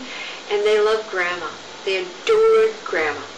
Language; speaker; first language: English; native; English